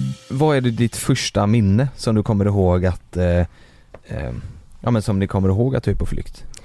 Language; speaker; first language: Swedish; native; Swedish